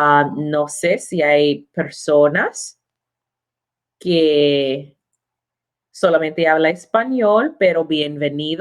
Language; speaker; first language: Spanish; non-native, learner; English